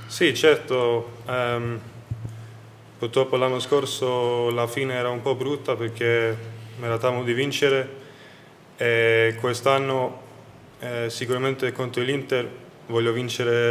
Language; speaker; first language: Italian; non-native, fluent; Swedish